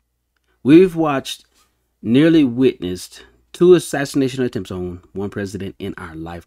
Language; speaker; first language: English; native; English